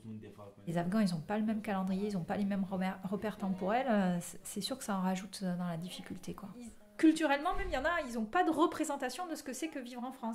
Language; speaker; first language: French; native; French